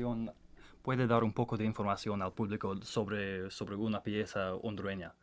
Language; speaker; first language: Spanish; non-native, learner; English